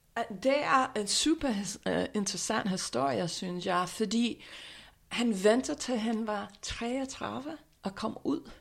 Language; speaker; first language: Danish; non-native, fluent; English